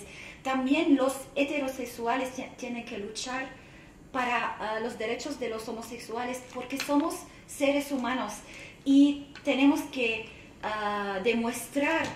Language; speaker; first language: Spanish; non-native, fluent; Arabic